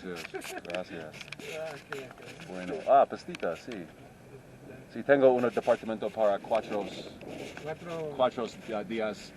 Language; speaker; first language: Spanish; non-native, learner; English